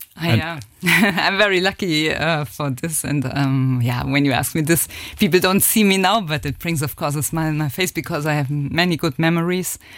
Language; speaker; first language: English; non-native, fluent; German